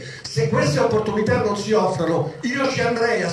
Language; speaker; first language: Italian; native; Italian